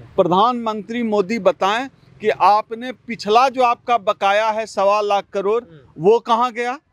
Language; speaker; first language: Hindi; native; Hindi